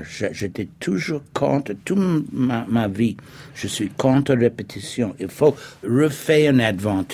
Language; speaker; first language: French; non-native, fluent; English